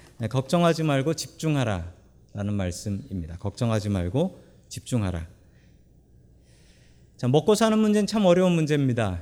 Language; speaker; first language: Korean; native; Korean